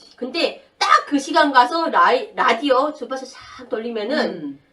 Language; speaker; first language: Korean; native; Korean